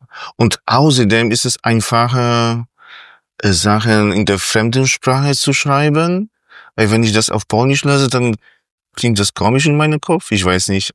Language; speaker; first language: German; non-native, fluent; Polish